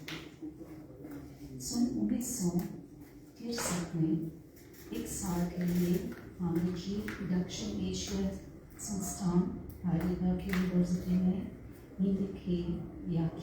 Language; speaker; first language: Hindi; non-native, fluent; German